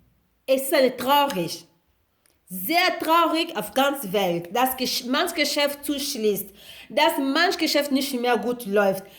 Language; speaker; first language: German; non-native, learner; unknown